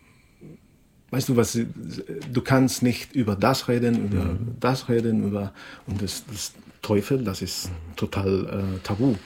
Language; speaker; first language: German; non-native, fluent; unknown